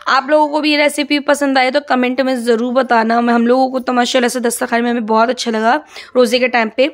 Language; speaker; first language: Hindi; non-native, local second language; Assamese